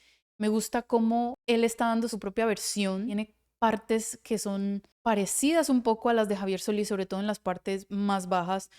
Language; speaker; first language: Spanish; native; Spanish